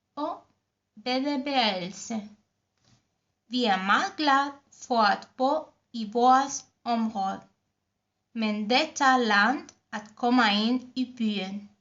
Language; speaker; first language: Danish; non-native, learner; Spanish